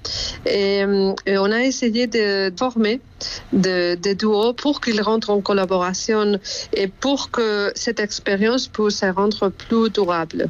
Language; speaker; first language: French; non-native, fluent; Spanish